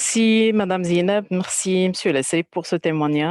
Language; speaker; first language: French; non-native, local second language; Arabic